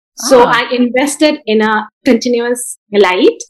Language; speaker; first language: English; non-native, local second language; Bangla